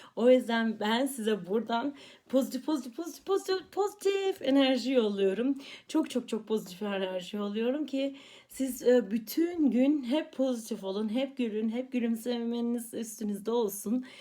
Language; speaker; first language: Turkish; early bilingual, heritage; Turkish